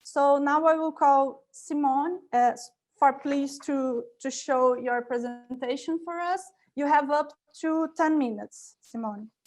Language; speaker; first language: English; non-native, fluent; Portuguese